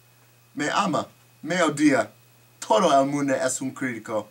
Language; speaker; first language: Spanish; non-native, learner; English